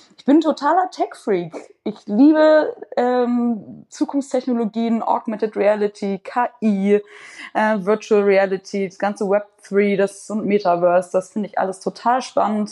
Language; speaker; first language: German; native; German